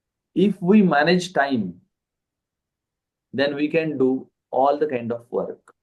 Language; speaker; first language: English; non-native, local second language; Marathi